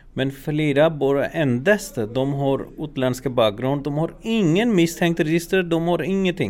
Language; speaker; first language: Swedish; non-native, fluent; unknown